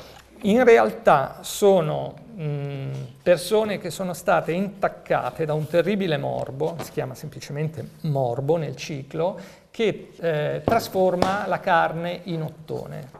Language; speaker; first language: Italian; native; Italian